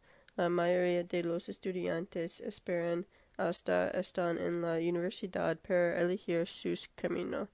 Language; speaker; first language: Spanish; non-native, learner; English